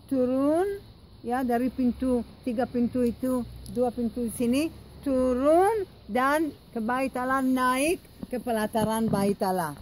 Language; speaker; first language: Indonesian; non-native, fluent; Hebrew